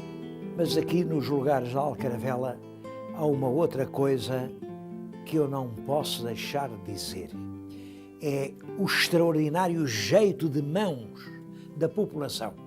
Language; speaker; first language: Portuguese; native; Portuguese